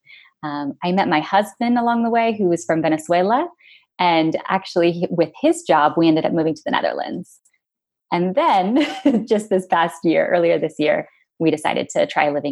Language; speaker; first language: English; native; English